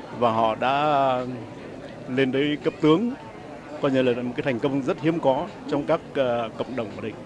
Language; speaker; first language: Vietnamese; native; Vietnamese